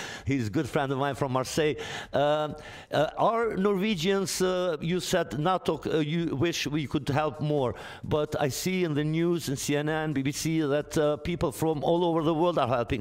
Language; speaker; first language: English; non-native, fluent; Albanian